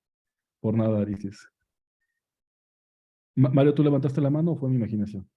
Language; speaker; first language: Spanish; native; Spanish